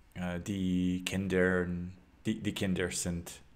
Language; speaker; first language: German; non-native, learner; English